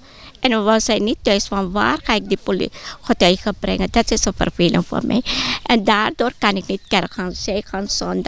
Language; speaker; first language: Dutch; non-native, local second language; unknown